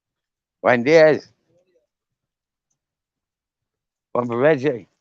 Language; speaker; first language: Spanish; non-native, learner; English